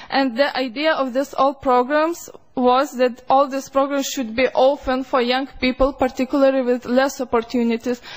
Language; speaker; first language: English; non-native, fluent; Lithuanian